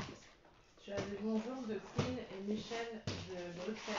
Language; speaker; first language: French; native; French